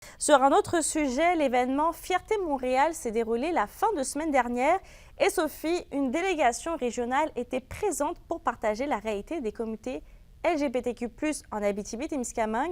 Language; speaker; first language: French; native; French